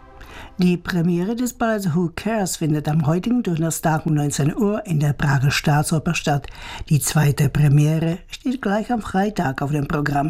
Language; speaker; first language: German; native; German